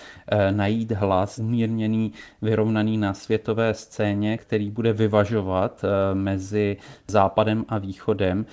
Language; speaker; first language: Czech; native; Czech